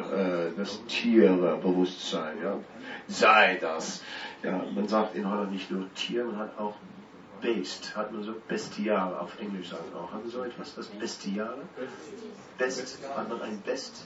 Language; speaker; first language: German; non-native, fluent; Dutch